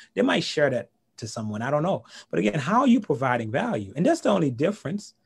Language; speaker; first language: English; early bilingual, other home language; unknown